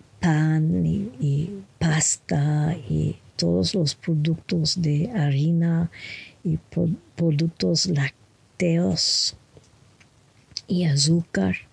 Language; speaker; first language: Spanish; non-native, fluent; French